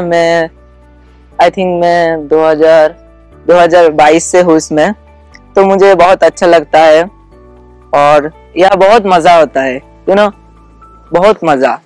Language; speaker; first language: Hindi; non-native, local second language; Bangla